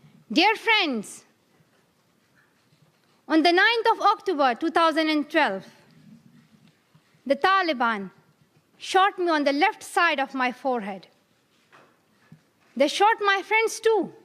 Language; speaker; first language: English; non-native, local second language; Pashto